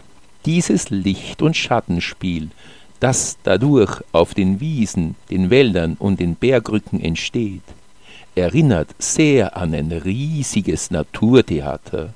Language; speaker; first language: German; native; German